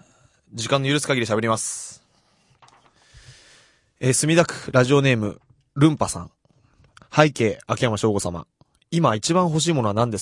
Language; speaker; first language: Japanese; native; Japanese